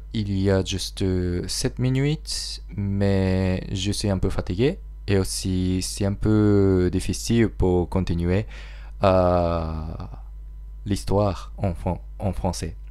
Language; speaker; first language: French; non-native, learner; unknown